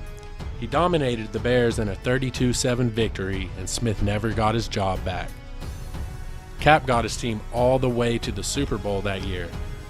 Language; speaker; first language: English; native; English